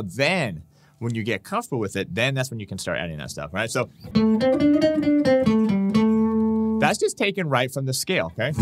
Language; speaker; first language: English; native; English